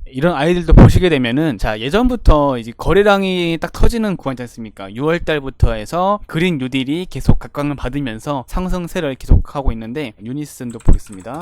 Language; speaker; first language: Korean; native; Korean